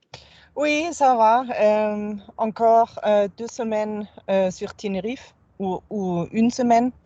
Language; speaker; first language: French; non-native, fluent; German